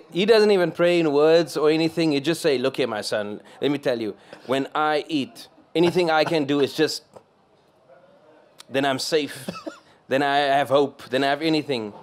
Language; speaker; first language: English; non-native, local second language; Afrikaans